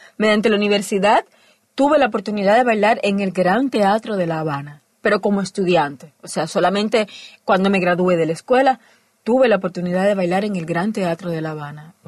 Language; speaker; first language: Spanish; native; Spanish